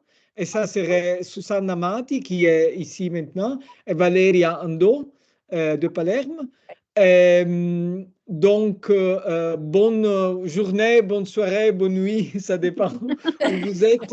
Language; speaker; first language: French; non-native, fluent; Italian